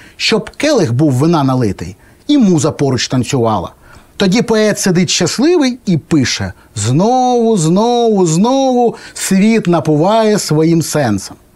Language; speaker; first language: Ukrainian; native; Ukrainian